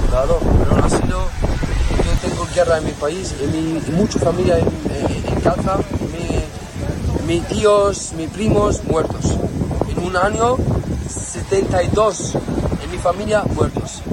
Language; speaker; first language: Spanish; non-native, learner; Arabic